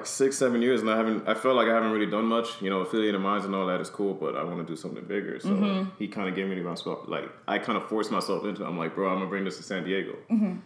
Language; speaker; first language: English; native; English